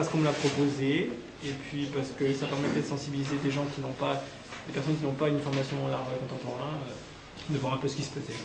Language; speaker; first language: French; native; French